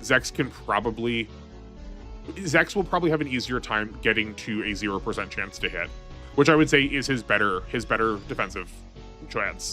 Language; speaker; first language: English; native; English